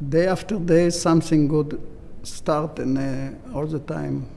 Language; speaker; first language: English; non-native, learner; Hebrew